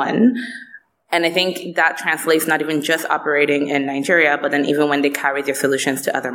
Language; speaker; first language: English; non-native, local second language; Igbo